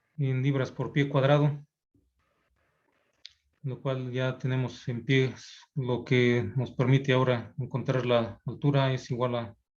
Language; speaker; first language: Spanish; native; Spanish